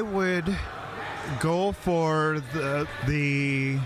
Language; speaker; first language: English; native; English